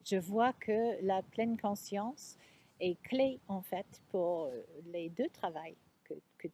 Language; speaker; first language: French; non-native, fluent; English